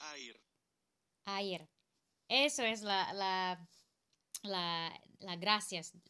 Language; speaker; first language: Spanish; non-native, learner; Indonesian